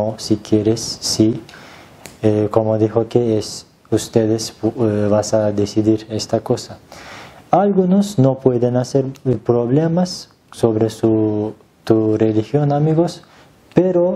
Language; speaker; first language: Spanish; non-native, learner; Turkish